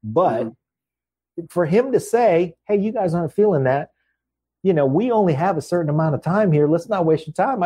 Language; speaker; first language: English; native; English